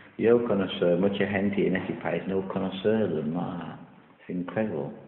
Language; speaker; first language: Spanish; non-native, learner; English